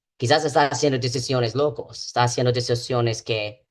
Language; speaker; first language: Spanish; non-native, learner; English